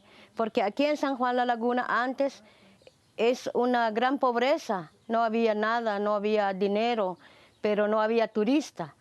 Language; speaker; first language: Spanish; non-native, local second language; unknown